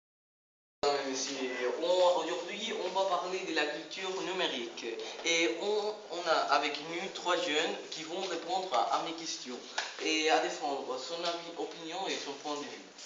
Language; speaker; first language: French; non-native, learner; Spanish